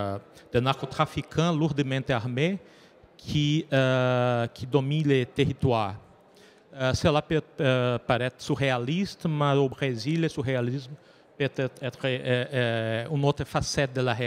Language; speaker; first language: French; non-native, learner; Portuguese